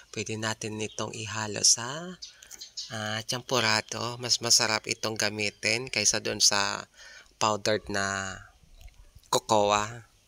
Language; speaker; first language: Filipino; non-native, local second language; Bikol